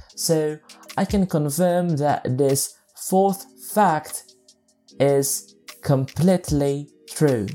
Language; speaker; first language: English; non-native, fluent; Indonesian